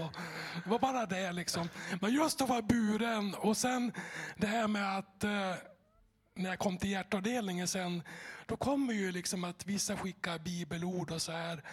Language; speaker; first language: Swedish; native; Swedish